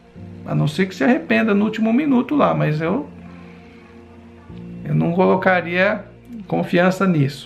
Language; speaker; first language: Portuguese; native; Portuguese